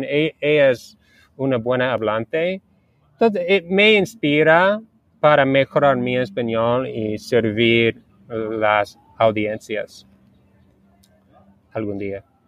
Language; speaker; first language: Spanish; non-native, learner; English